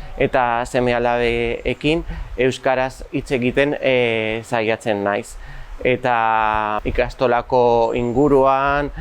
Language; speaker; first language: Basque; non-native, local second language; Spanish